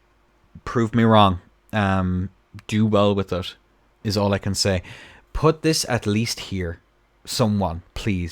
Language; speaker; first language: English; native; English